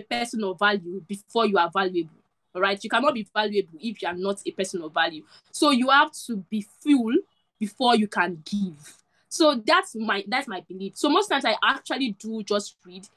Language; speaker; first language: English; non-native, local second language; Igbo